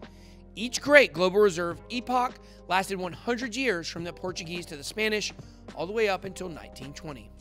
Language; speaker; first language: English; native; English